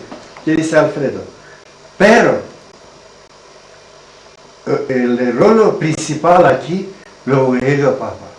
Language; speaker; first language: Spanish; non-native, learner; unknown